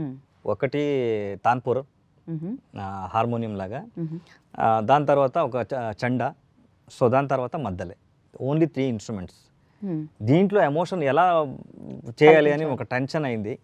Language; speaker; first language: Telugu; non-native, learner; Kannada